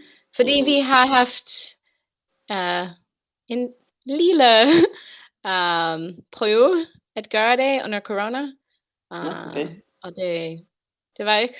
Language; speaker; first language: Danish; non-native, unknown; English